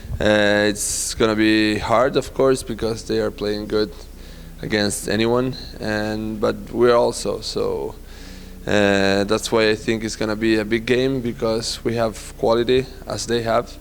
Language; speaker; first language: English; non-native, fluent; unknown